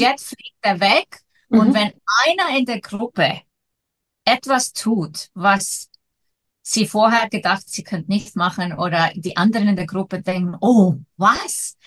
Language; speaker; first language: German; non-native, fluent; Icelandic